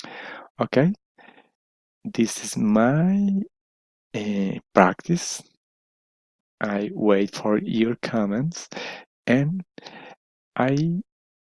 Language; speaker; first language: English; non-native, learner; Spanish